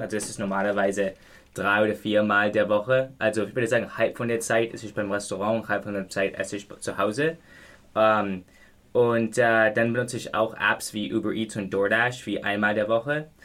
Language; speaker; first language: German; non-native, learner; English